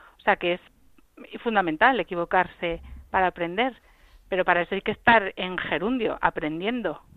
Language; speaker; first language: Spanish; native; Spanish